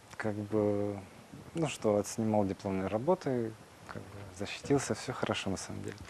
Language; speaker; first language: Russian; native; Russian